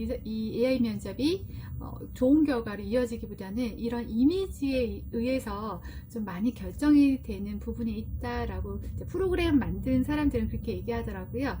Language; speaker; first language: Korean; native; Korean